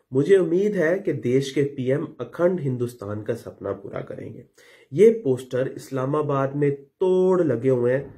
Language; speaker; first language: Urdu; non-native, local second language; Punjabi